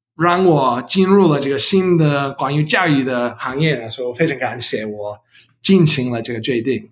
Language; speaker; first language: Chinese; non-native, learner; English